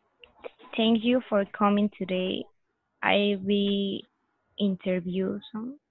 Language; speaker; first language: English; non-native, learner; Spanish